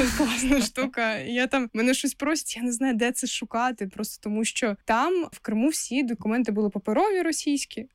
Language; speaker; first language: Ukrainian; non-native, local second language; Russian